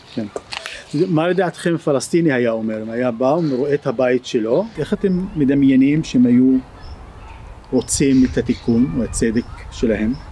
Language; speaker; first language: Hebrew; native; Hebrew